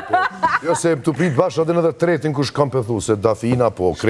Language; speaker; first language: Albanian; native; Albanian